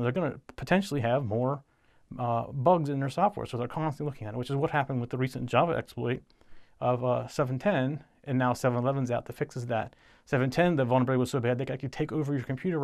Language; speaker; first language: English; native; English